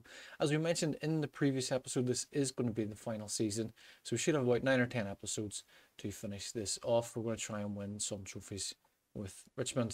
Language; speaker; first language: English; native; English